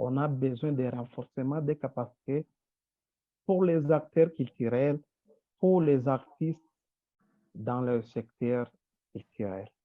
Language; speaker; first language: French; non-native, local second language; Rundi